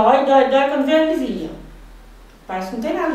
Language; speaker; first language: Portuguese; native; Portuguese